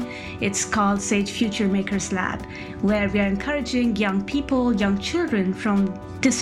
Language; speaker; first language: English; non-native, local second language; Hindi